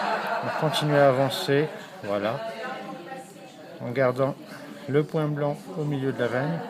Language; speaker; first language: French; native; French